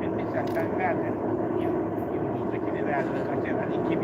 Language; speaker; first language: Turkish; native; Turkish